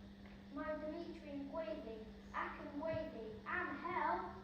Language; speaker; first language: Welsh; non-native, local second language; English